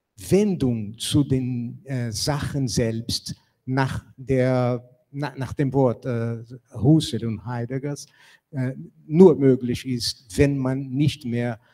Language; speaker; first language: German; non-native, fluent; Portuguese